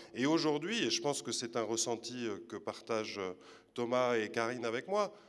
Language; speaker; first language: French; native; French